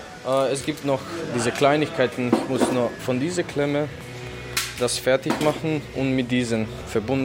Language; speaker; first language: German; non-native, learner; Bosnian